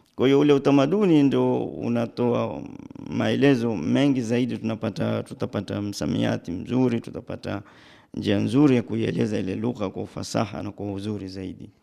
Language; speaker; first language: Swahili; native; Swahili